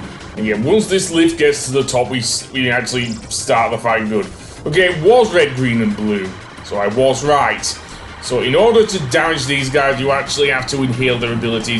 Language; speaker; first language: English; native; English